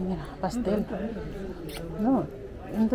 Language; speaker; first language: Spanish; non-native, learner; Filipino